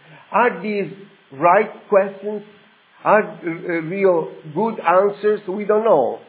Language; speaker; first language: English; non-native, fluent; Italian